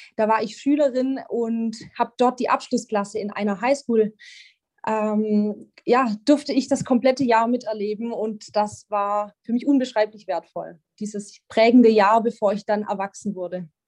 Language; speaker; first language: German; native; German